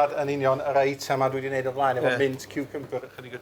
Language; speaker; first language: Welsh; native; Welsh